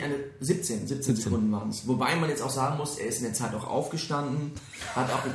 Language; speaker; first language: German; native; German